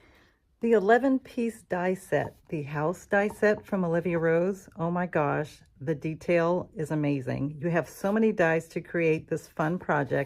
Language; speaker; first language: English; native; English